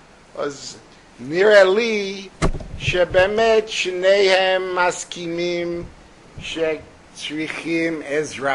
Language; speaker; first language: Hebrew; non-native, fluent; English